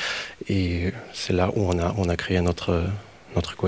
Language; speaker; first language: French; non-native, fluent; Ukrainian